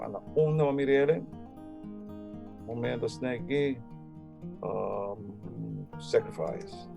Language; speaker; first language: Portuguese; non-native, learner; Papiamento